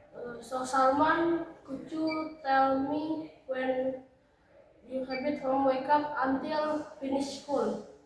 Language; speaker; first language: English; non-native, learner; Indonesian